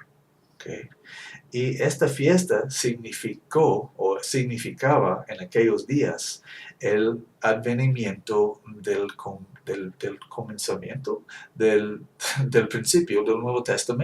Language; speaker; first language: Spanish; non-native, fluent; English